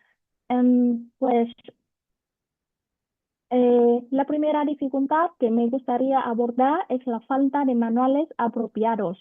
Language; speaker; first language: Spanish; non-native, fluent; Vietnamese